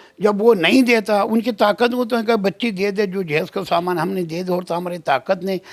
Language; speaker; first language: Urdu; non-native, local second language; Pashto